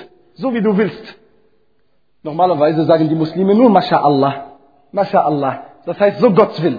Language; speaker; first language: German; non-native, fluent; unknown